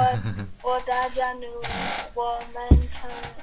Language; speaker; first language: Chinese; non-native, learner; English